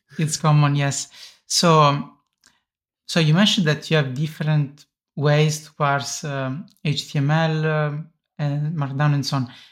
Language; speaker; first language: English; non-native, fluent; Italian